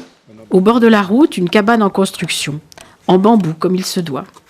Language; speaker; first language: French; native; French